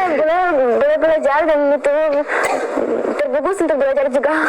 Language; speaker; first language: Indonesian; non-native, learner; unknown